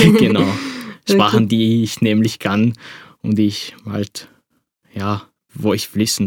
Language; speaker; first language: German; non-native, fluent; Arabic